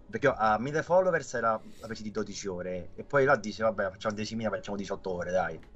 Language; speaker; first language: Italian; native; Italian